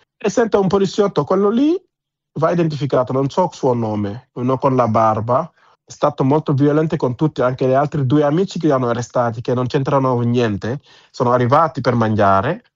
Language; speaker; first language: Italian; non-native, fluent; Wolof